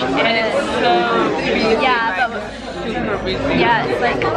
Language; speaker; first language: English; native; English